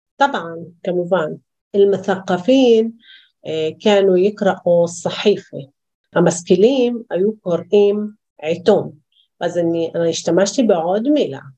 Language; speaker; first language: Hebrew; non-native, local second language; Arabic